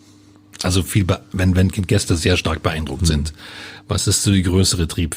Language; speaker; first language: German; native; German